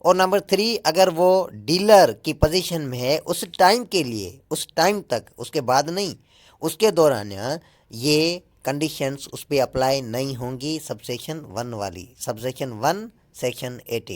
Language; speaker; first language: Urdu; native; Urdu